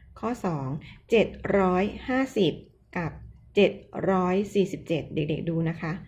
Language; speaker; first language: Thai; native; Thai